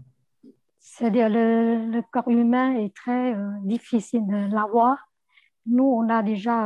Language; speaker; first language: French; non-native, learner; Vietnamese